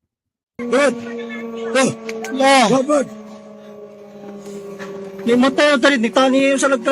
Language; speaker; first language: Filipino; non-native, local second language; Cebuano